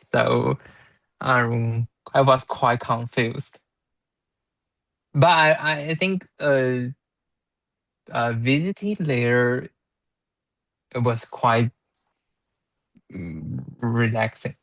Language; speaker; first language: English; non-native, learner; Chinese